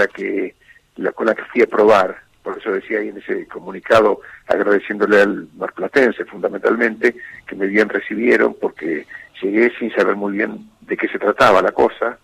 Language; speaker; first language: Spanish; native; Spanish